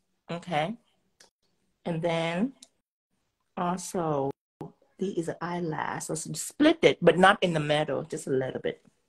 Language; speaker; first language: English; non-native, fluent; Vietnamese